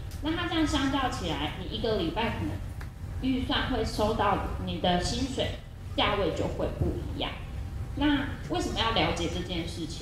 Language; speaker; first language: Chinese; native; Chinese